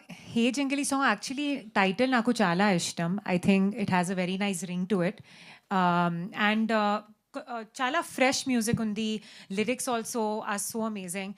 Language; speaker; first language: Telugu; non-native, learner; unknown